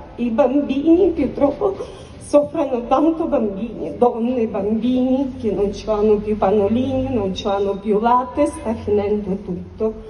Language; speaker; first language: Italian; non-native, learner; Ukrainian